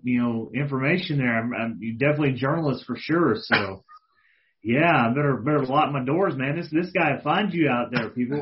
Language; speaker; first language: English; native; English